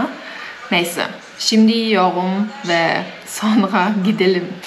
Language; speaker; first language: Turkish; non-native, learner; German